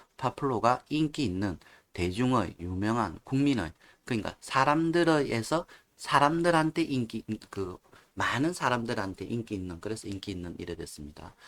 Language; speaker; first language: Korean; native; Korean